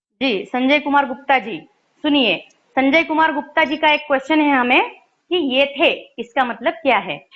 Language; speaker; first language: Hindi; non-native, local second language; Marathi